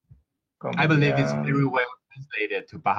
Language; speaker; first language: English; non-native, fluent; Chinese